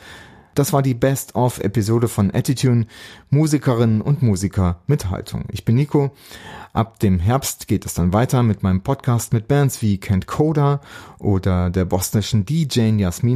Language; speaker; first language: German; native; German